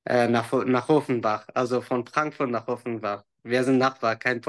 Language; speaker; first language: German; non-native, learner; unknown